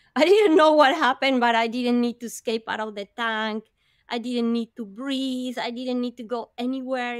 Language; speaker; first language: English; non-native, fluent; Spanish